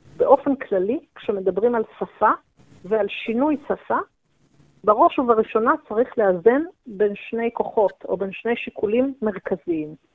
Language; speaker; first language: Hebrew; native; Hebrew